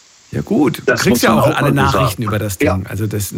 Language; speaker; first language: German; native; German